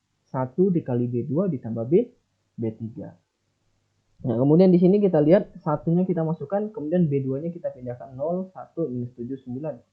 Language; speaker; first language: Indonesian; native; Indonesian